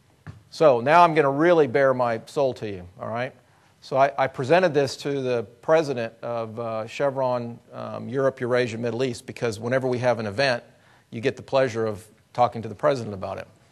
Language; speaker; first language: English; native; English